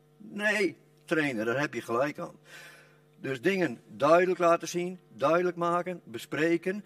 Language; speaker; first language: Dutch; non-native, local second language; Western Frisian